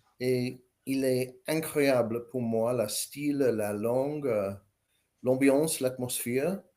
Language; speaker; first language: French; non-native, learner; English